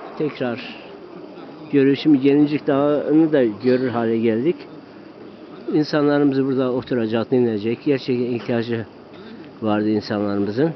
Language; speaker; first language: Turkish; non-native, local second language; Zaza